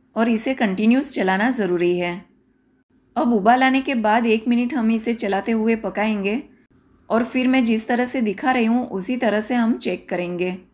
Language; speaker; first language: Hindi; non-native, local second language; Gujarati